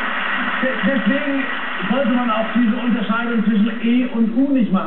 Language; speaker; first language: German; native; German